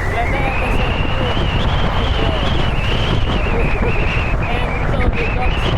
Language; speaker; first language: English; non-native, learner; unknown